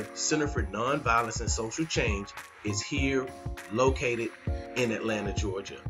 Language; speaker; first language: English; native; English